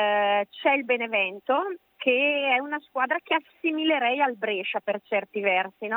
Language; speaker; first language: Italian; native; Italian